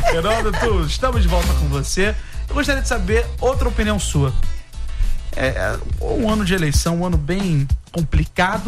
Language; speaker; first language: Portuguese; native; Portuguese